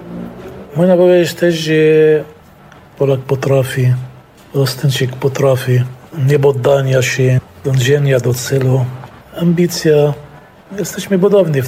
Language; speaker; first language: Polish; non-native, fluent; Arabic